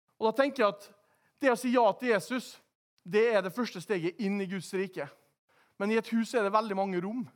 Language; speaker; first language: Norwegian; native; Norwegian